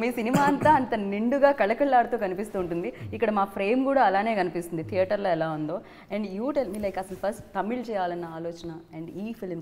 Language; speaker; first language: Telugu; native; Telugu